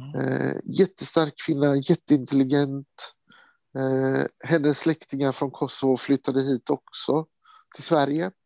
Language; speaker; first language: Swedish; early bilingual, other home language; Romany